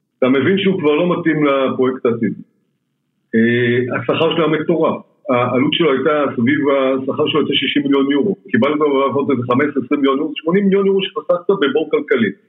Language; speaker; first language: Hebrew; native; Hebrew